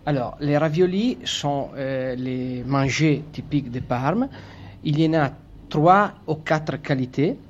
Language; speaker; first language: French; non-native, fluent; Italian